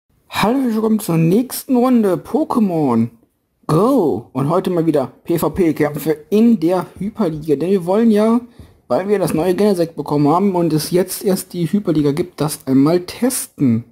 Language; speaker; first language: German; native; German